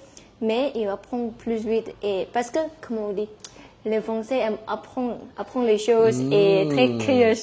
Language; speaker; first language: French; non-native, learner; Thai